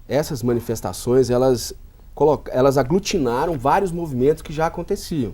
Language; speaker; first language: Portuguese; native; Portuguese